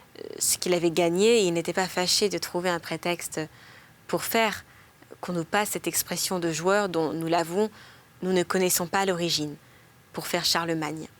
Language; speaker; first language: French; native; French